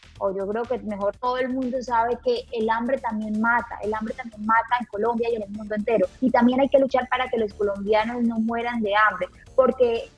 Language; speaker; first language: Spanish; native; Spanish